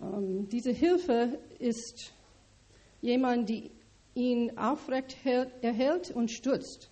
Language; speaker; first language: German; non-native, learner; English